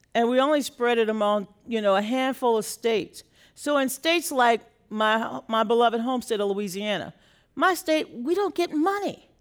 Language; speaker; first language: English; native; English